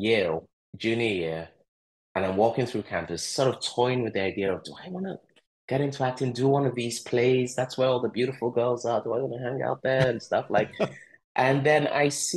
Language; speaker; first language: English; non-native, local second language; Igbo